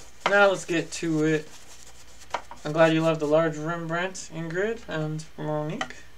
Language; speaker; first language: English; early bilingual, other home language; Spanish